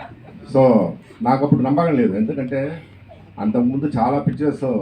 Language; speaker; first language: Telugu; non-native, fluent; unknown